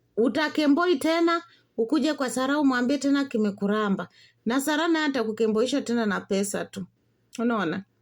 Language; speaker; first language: Swahili; non-native, local second language; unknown